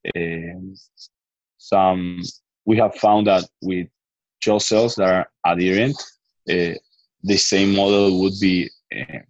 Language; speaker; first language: English; non-native, fluent; Spanish